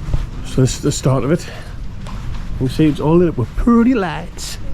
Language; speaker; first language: English; native; English